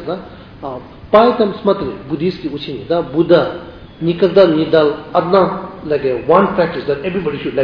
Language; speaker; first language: Russian; non-native, learner; Tibetan